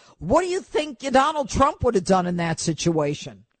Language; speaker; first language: English; native; English